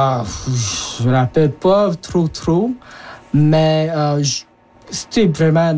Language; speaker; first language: French; early bilingual, other home language; Japanese